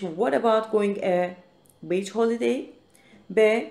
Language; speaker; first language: English; non-native, fluent; Turkish